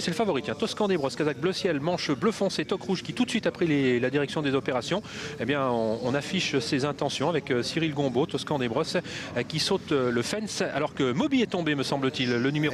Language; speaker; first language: French; native; French